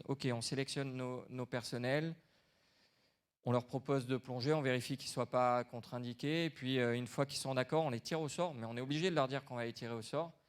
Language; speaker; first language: French; native; French